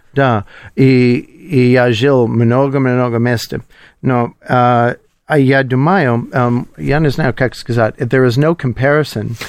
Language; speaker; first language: Russian; non-native, learner; English